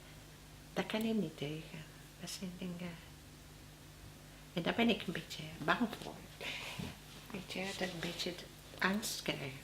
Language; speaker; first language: Dutch; non-native, learner; Spanish